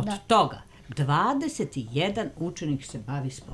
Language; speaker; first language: Croatian; native; Croatian